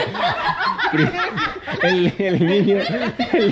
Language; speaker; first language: Spanish; non-native, learner; Greek